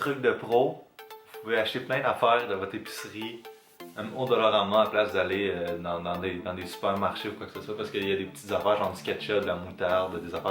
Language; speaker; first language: French; native; French